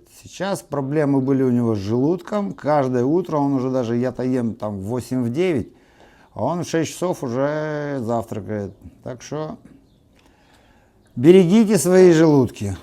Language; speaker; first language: Russian; native; Russian